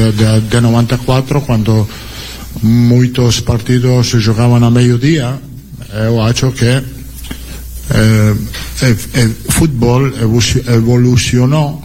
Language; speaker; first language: Portuguese; non-native, learner; Italian